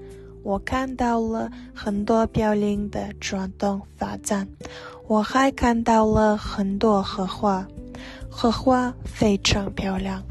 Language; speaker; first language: Chinese; non-native, learner; Russian